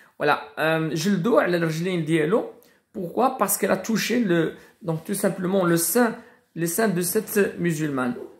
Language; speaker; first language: French; non-native, local second language; Arabic